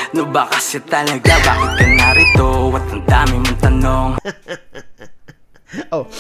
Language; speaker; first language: English; non-native, local second language; Filipino